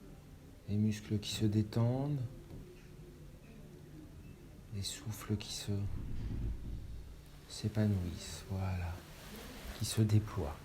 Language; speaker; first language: French; native; French